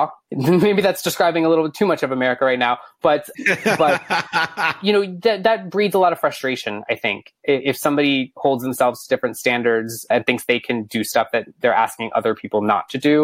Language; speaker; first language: English; native; English